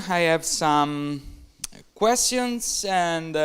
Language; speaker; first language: English; non-native, fluent; Italian